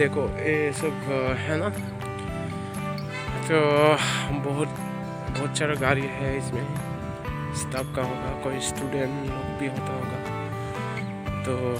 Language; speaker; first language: Hindi; non-native, local second language; Bodo